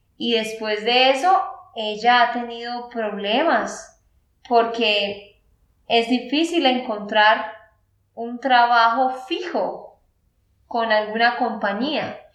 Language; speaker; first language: Spanish; native; Spanish